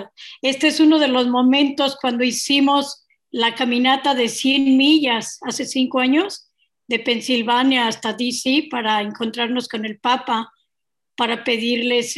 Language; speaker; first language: Spanish; native; Spanish